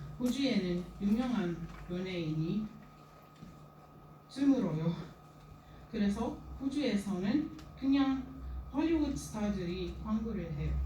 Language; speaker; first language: Korean; non-native, learner; Arabic